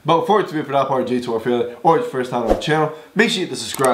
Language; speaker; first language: English; native; English